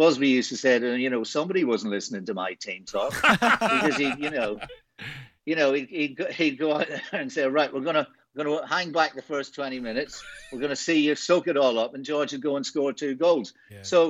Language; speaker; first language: English; native; English